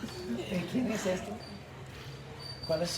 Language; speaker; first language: Spanish; non-native, learner; English